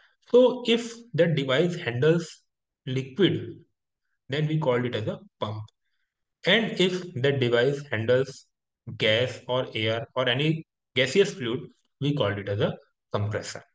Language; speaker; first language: English; non-native, local second language; Hindi